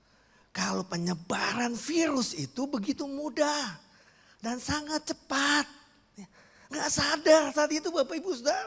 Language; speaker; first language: Indonesian; native; Indonesian